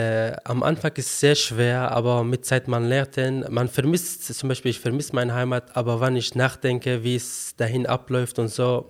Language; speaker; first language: German; non-native, learner; Arabic